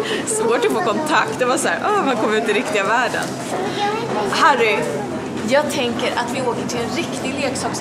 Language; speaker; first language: Swedish; native; Swedish